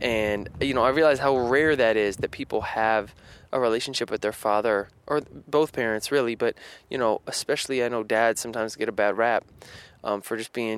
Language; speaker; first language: English; native; English